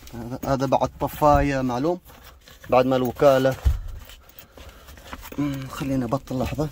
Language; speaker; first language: Arabic; non-native, learner; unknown